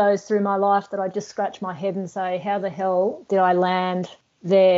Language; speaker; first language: English; native; English